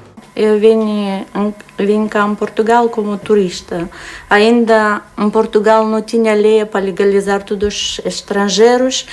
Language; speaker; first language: Portuguese; non-native, learner; Romanian